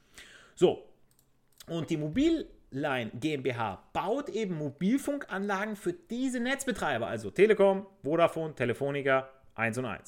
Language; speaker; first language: German; native; German